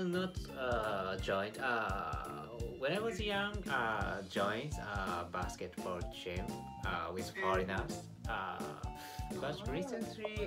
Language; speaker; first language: English; non-native, learner; Japanese